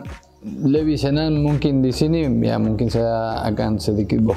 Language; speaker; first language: Indonesian; non-native, fluent; Spanish